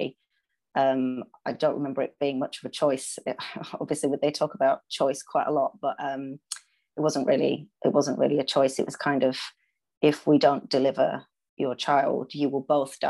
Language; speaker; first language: English; native; English